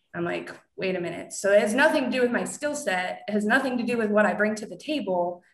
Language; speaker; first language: English; native; English